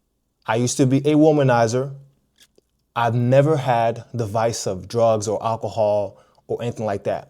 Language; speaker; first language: English; native; English